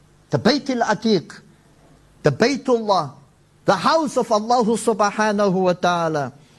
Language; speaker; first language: English; early bilingual, other home language; Afrikaans